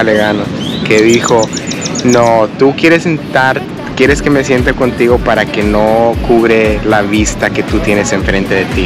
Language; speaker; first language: Spanish; early bilingual, heritage; English